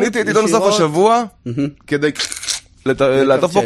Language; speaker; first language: Hebrew; native; Hebrew